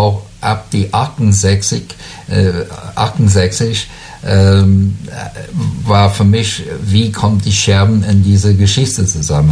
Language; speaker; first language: German; non-native, learner; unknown